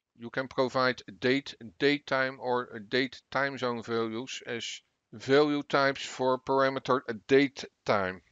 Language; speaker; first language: English; non-native, fluent; Dutch